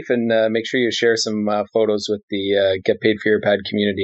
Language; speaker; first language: English; native; English